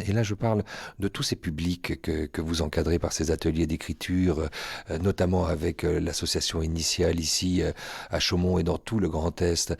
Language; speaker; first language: French; native; French